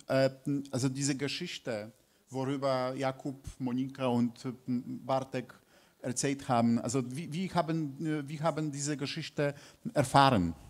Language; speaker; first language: German; non-native, fluent; Polish